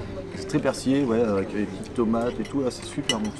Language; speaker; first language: French; native; French